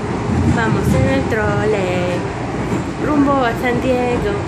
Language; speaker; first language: Spanish; native; Spanish